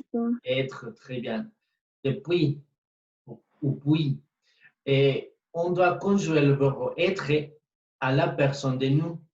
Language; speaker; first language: French; non-native, fluent; Spanish